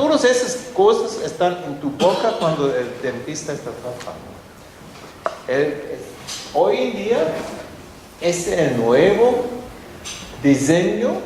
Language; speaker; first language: Spanish; non-native, fluent; German